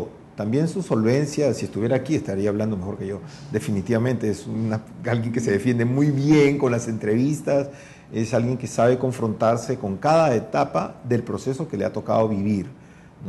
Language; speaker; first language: Spanish; native; Spanish